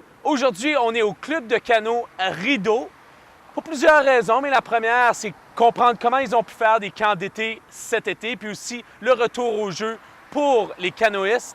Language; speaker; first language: French; native; French